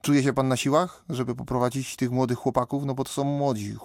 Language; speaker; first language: Polish; native; Polish